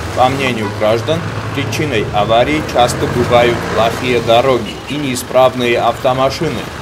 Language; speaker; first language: Russian; non-native, local second language; Georgian